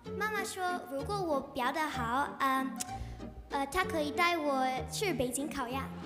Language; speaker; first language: Chinese; early bilingual, other home language; Italian